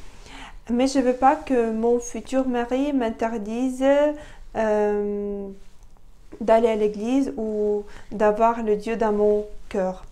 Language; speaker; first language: French; non-native, fluent; Russian